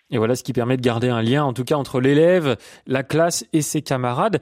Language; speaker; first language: French; native; French